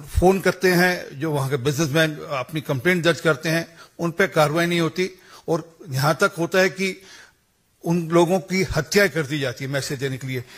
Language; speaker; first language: Hindi; non-native, local second language; Punjabi